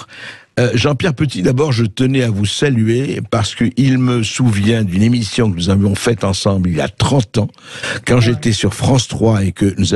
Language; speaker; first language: French; native; French